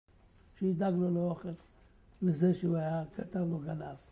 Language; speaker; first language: Hebrew; non-native, fluent; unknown